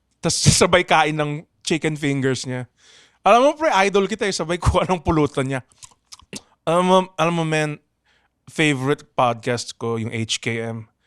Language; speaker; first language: Filipino; native; Filipino